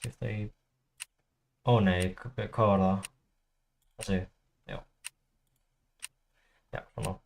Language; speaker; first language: Icelandic; non-native, learner; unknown